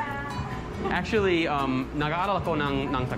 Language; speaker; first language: Filipino; non-native, learner; English